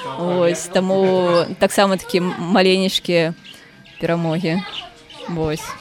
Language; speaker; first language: Belarusian; native; Belarusian